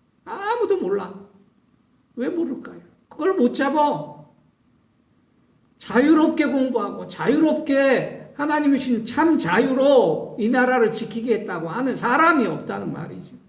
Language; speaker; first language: Korean; native; Korean